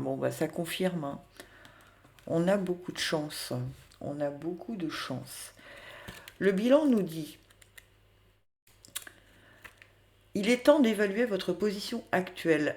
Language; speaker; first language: French; native; French